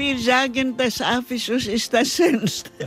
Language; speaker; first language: German; non-native, learner; Greek